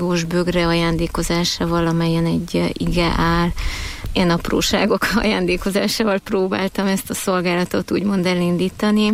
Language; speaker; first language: Hungarian; native; Hungarian